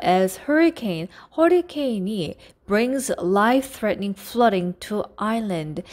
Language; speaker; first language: English; non-native, fluent; Korean